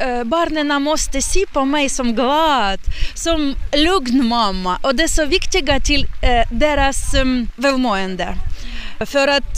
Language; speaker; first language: Swedish; non-native, learner; Ukrainian